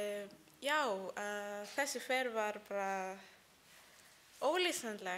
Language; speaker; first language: Icelandic; early bilingual, heritage; Icelandic